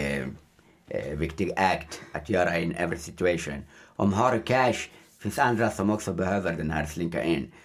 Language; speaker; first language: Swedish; early bilingual, other home language; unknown